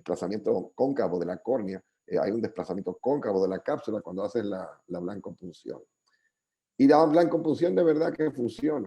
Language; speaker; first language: Spanish; native; Spanish